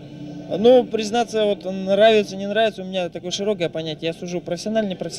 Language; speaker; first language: Russian; native; Russian